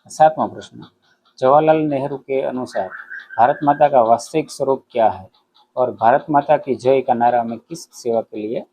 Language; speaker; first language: Hindi; non-native, local second language; Gujarati